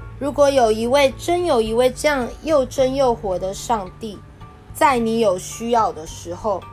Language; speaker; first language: Chinese; native; Chinese